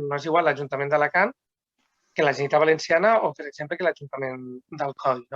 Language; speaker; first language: Catalan; non-native, local second language; Spanish